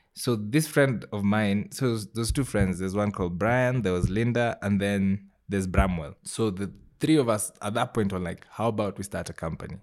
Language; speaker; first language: English; non-native, local second language; Gusii